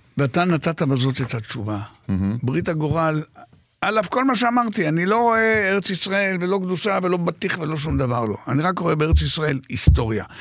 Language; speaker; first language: Hebrew; native; Hebrew